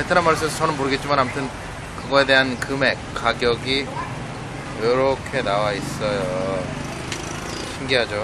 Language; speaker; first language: Korean; native; Korean